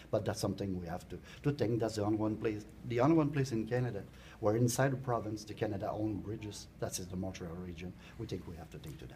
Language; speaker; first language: English; non-native, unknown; French